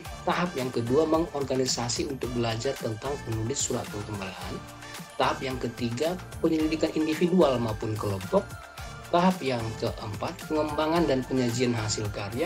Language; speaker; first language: Indonesian; native; Indonesian